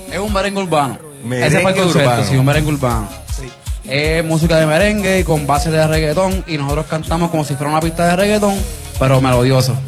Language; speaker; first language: Spanish; native; Spanish